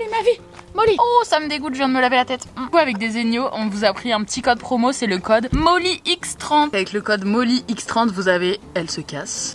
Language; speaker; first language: French; native; French